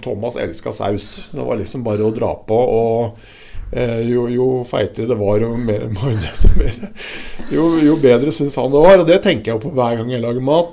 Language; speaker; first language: Norwegian; native; Norwegian